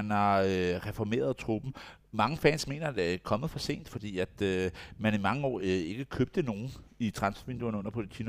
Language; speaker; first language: Danish; native; Danish